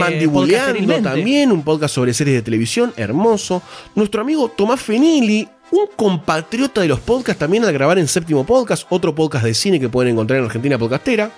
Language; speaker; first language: Spanish; native; Spanish